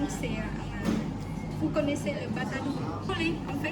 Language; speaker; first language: French; non-native, learner; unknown